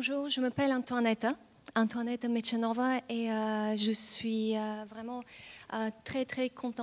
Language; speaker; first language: French; non-native, fluent; Bulgarian